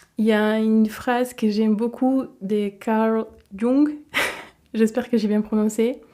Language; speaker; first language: French; non-native, fluent; Spanish